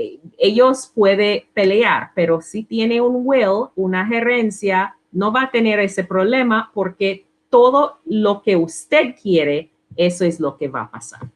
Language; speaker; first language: Spanish; non-native, learner; English